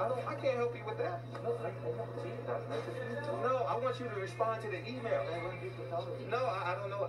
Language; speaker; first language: English; native; English